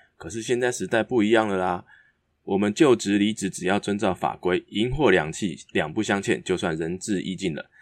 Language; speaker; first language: Chinese; native; Chinese